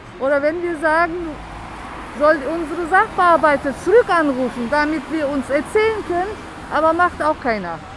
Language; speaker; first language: German; non-native, learner; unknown